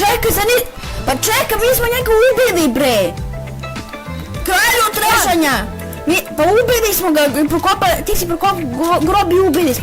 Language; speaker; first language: Bosnian; native; Bosnian